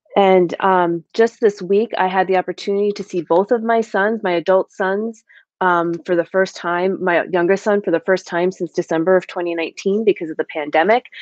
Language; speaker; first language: English; native; English